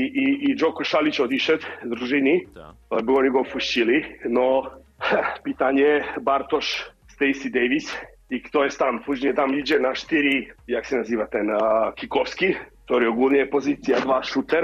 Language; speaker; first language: Polish; non-native, learner; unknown